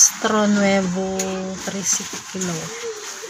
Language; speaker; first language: Spanish; non-native, learner; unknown